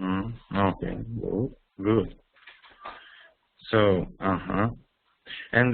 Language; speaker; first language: English; non-native, fluent; Russian